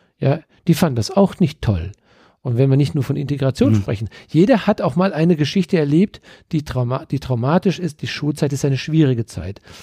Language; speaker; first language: German; native; German